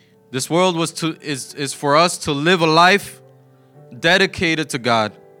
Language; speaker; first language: English; early bilingual, other home language; Spanish